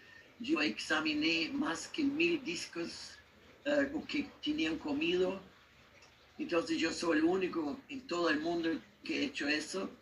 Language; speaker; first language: Spanish; non-native, learner; German